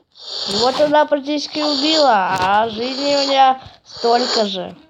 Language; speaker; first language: Russian; native; Russian